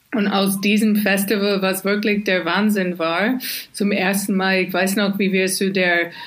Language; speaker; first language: German; non-native, fluent; English